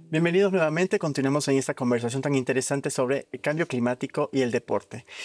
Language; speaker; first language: Spanish; native; Spanish